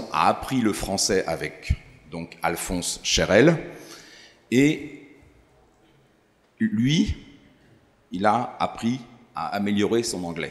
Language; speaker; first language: French; native; French